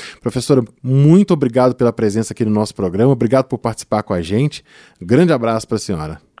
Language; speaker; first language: Portuguese; native; Portuguese